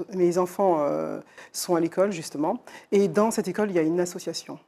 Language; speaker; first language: French; native; French